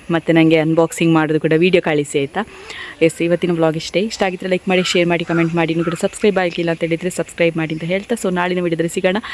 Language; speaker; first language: Kannada; non-native, local second language; Tulu